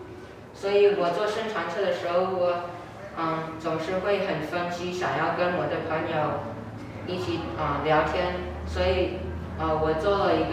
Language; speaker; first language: Chinese; non-native, learner; English